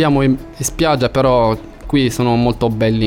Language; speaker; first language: Italian; non-native, learner; Arabic